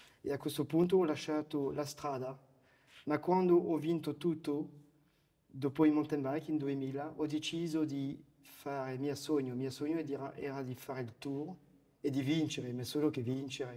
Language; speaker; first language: Italian; non-native, fluent; French